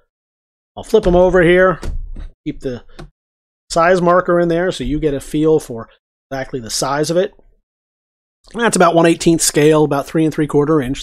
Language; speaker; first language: English; native; English